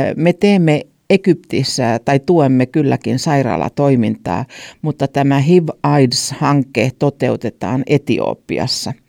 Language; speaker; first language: Finnish; native; Finnish